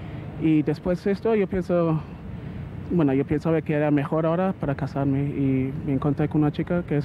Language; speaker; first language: Spanish; non-native, learner; English